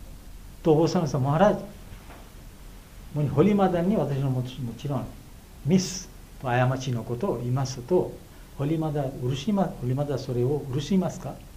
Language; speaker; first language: Japanese; non-native, fluent; Bangla